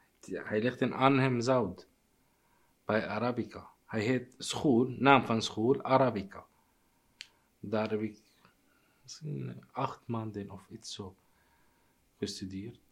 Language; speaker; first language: Dutch; non-native, learner; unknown